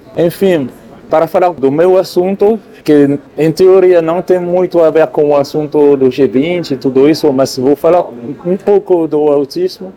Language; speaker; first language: Portuguese; non-native, fluent; French